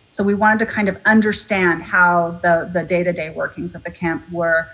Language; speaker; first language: English; native; English